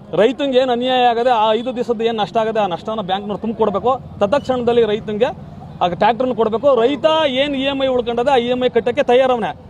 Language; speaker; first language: Kannada; native; Kannada